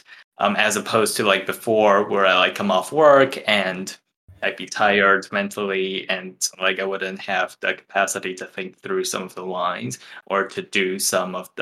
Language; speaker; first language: English; non-native, fluent; Chinese